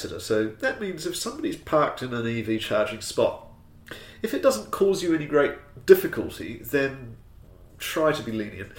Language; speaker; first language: English; native; English